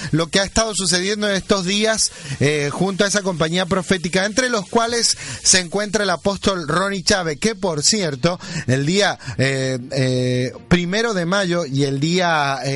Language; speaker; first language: Spanish; native; Spanish